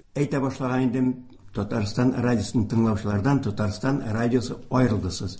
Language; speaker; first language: Tatar; native; Tatar